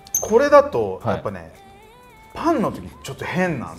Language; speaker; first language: Japanese; native; Japanese